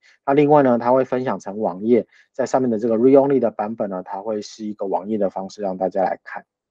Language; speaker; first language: Chinese; native; Chinese